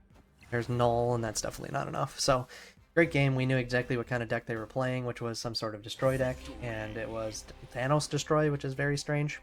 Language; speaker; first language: English; native; English